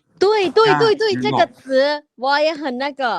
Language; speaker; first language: Chinese; non-native, fluent; Lao